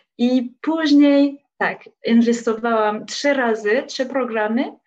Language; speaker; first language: Polish; non-native, learner; French